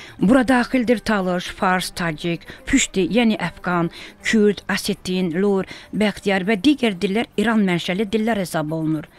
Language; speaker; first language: Azerbaijani; non-native, local second language; Talysh